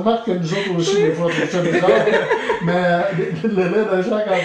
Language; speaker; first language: French; native; French